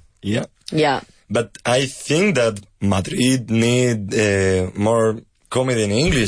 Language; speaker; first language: English; non-native, learner; Spanish